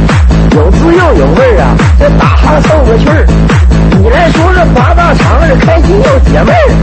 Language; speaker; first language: Chinese; native; Chinese